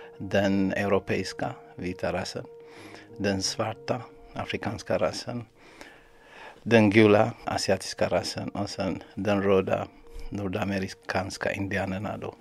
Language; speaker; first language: Swedish; non-native, fluent; Amharic